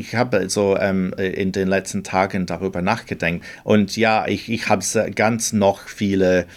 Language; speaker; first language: German; non-native, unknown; English